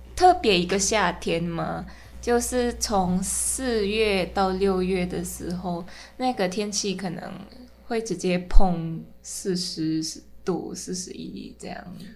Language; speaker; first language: Chinese; non-native, fluent; Min Nan Chinese